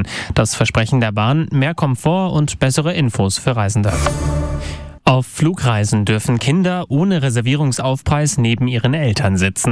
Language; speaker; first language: German; native; German